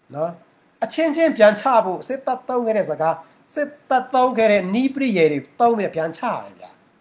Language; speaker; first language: Burmese; non-native, local second language; Mon